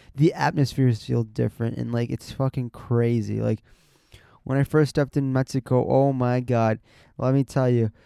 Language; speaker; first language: English; early bilingual, other home language; Spanish